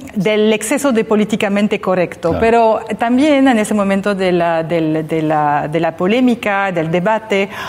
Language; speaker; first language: Spanish; non-native, fluent; French